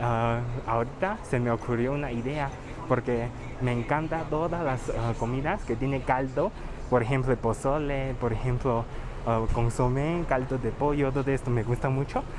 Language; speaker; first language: Spanish; non-native, fluent; Chinese